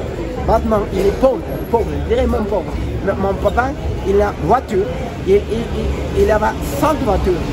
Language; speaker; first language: French; non-native, learner; Spanish